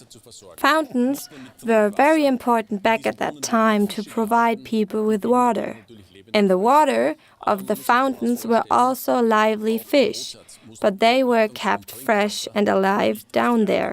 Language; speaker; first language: English; non-native, fluent; German